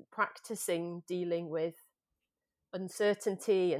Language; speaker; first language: English; native; English